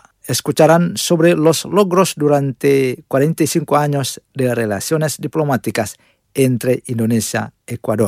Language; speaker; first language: Spanish; non-native, fluent; Indonesian